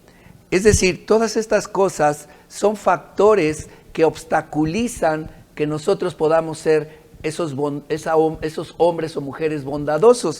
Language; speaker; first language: Spanish; native; Spanish